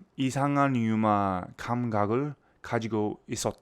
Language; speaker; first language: Korean; non-native, fluent; English